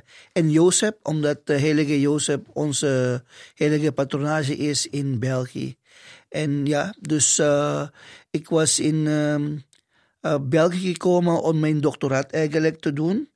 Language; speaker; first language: Dutch; non-native, fluent; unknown